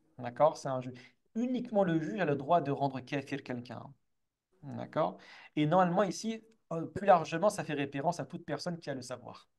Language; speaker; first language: French; native; French